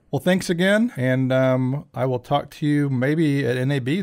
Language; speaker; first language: English; native; English